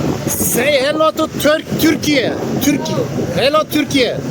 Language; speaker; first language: English; non-native, learner; Turkish